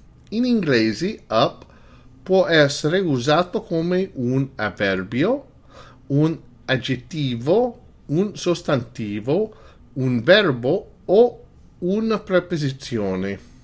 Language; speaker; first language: Italian; non-native, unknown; English